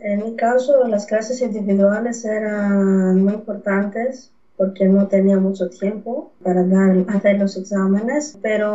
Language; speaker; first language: Spanish; non-native, fluent; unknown